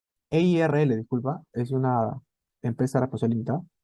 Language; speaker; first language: Spanish; native; Spanish